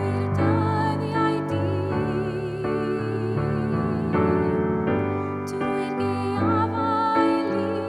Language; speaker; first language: Welsh; native; Welsh